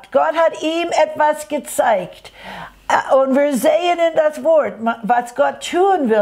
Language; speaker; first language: German; non-native, fluent; English